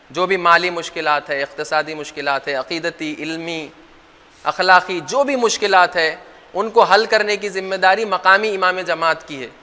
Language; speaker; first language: Urdu; native; Urdu